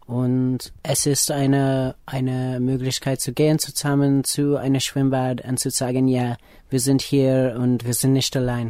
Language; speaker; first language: German; non-native, learner; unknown